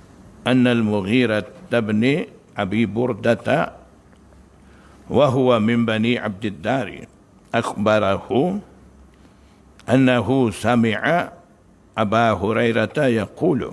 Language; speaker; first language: Arabic; non-native, fluent; Malay